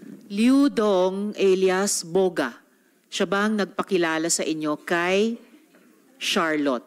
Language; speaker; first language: Filipino; native; Filipino